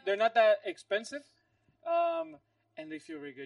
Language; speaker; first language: English; early bilingual, other home language; Spanish